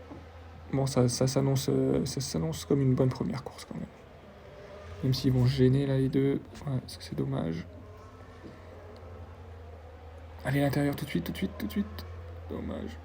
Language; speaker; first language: French; native; French